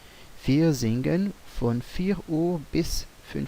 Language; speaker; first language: German; non-native, fluent; French